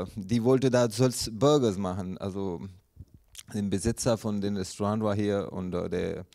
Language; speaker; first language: German; non-native, learner; Urdu